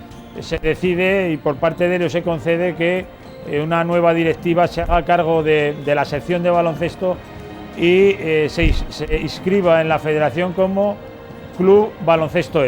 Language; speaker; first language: Spanish; native; Spanish